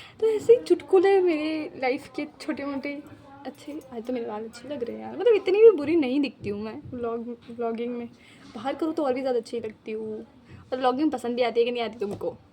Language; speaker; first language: Hindi; non-native, local second language; Marwari